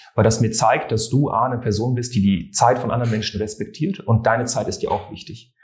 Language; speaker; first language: German; non-native, fluent; French